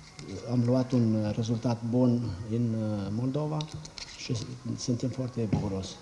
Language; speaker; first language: Romanian; non-native, learner; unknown